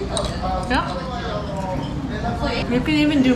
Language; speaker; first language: English; non-native, fluent; Japanese